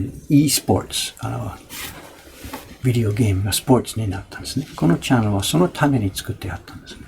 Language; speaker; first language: Japanese; non-native, fluent; English